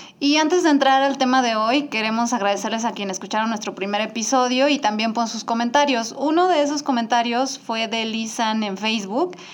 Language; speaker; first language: Spanish; native; Spanish